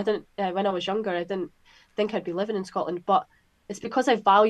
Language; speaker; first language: English; native; English